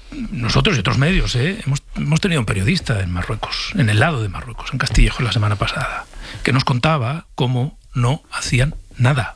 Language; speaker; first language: Spanish; native; Spanish